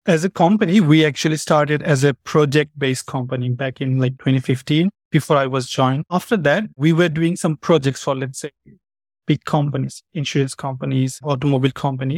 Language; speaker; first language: English; non-native, fluent; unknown